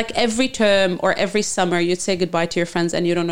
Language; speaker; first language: English; non-native, fluent; Arabic